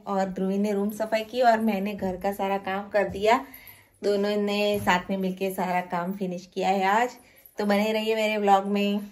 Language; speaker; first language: Hindi; non-native, local second language; Gujarati